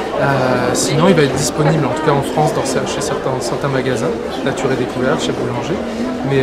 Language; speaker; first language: French; native; French